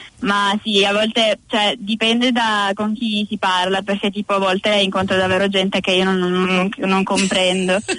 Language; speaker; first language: Italian; native; Italian